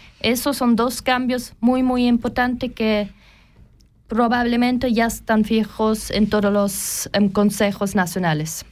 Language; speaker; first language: Spanish; non-native, learner; German